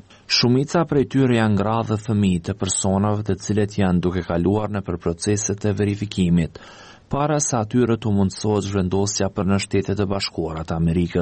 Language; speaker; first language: Albanian; native; Albanian